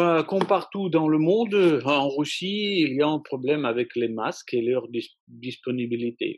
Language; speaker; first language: French; non-native, fluent; Russian